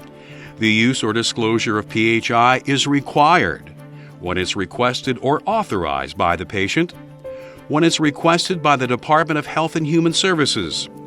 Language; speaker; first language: English; native; English